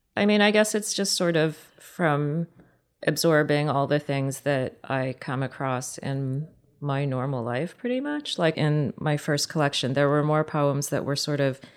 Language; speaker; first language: English; native; English